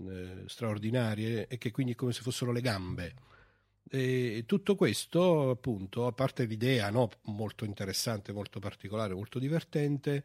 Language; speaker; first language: Italian; native; Italian